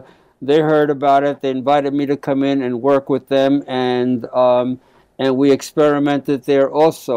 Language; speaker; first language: English; early bilingual, other home language; Spanish